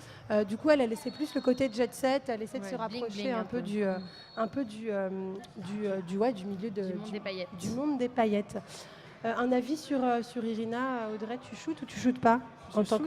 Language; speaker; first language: French; native; French